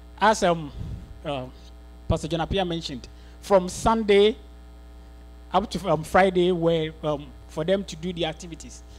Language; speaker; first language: English; non-native, local second language; Akan